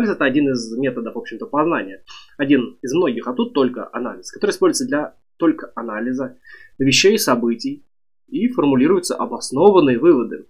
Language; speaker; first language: Russian; native; Russian